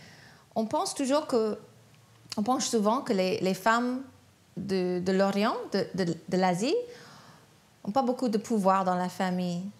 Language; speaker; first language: French; non-native, fluent; English